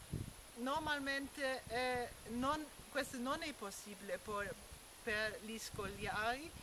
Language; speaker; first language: Italian; non-native, fluent; German